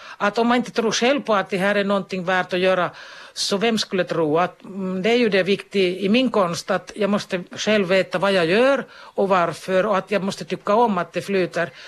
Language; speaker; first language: Swedish; non-native, local second language; Finnish